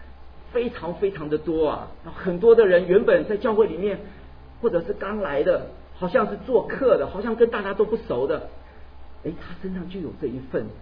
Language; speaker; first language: Chinese; native; Chinese